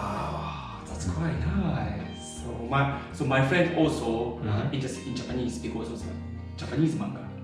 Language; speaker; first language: English; non-native, learner; Japanese